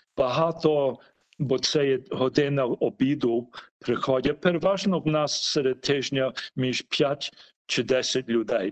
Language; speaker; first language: Ukrainian; early bilingual, heritage; Ukrainian